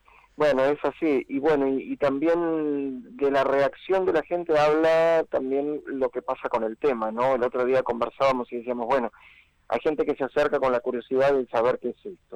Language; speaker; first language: Spanish; native; Spanish